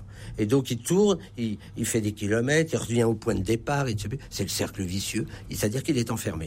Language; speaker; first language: French; native; French